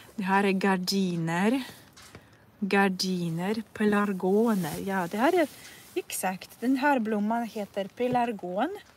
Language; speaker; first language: Swedish; non-native, fluent; Russian